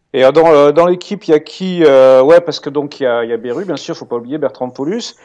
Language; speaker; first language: French; native; French